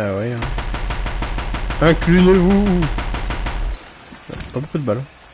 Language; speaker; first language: French; native; French